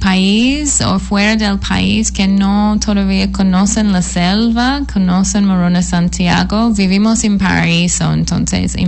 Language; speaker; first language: Spanish; non-native, fluent; English